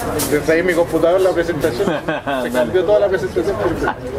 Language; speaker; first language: Spanish; native; Spanish